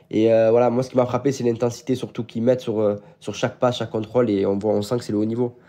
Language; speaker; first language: French; native; French